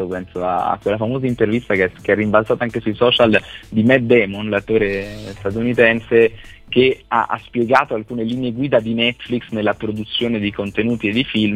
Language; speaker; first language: Italian; native; Italian